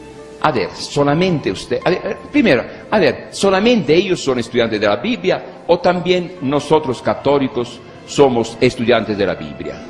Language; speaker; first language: Spanish; non-native, fluent; Italian